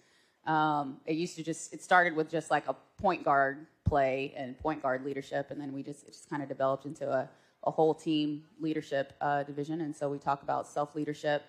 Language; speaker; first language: English; native; English